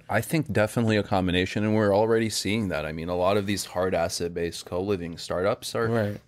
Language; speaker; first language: English; non-native, fluent; Swedish